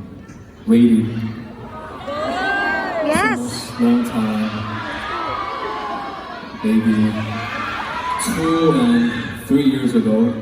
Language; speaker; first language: English; non-native, learner; Korean